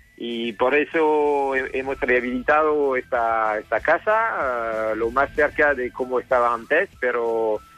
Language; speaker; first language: Spanish; non-native, learner; French